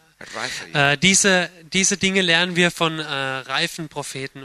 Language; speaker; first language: German; native; German